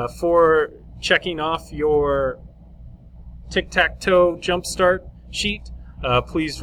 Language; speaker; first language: English; native; English